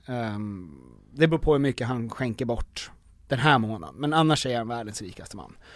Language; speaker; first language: Swedish; native; Swedish